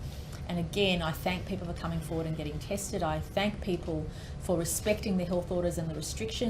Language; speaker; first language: English; native; English